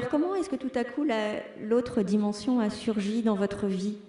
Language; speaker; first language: French; native; French